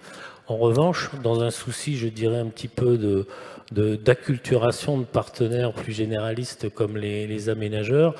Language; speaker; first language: French; native; French